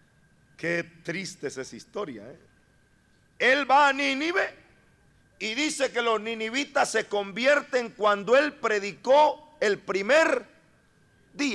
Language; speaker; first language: Spanish; native; Spanish